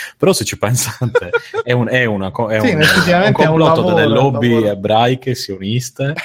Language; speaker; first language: Italian; native; Italian